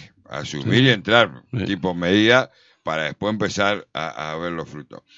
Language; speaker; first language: Spanish; native; Spanish